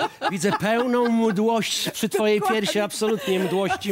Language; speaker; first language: Polish; native; Polish